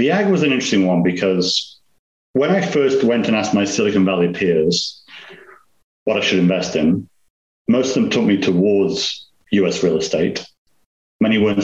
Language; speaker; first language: English; native; English